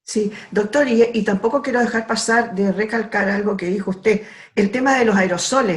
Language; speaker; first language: Spanish; native; Spanish